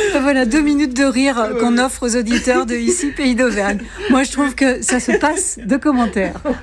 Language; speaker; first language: French; native; French